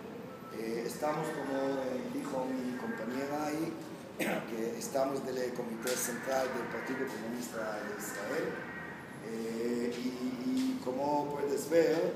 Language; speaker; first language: Spanish; non-native, fluent; Hebrew